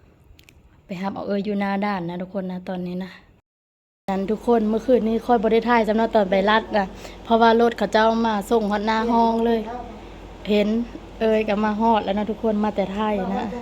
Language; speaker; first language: Thai; non-native, local second language; Lao